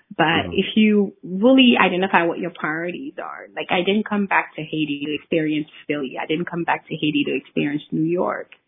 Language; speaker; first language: English; early bilingual, other home language; Haitian Creole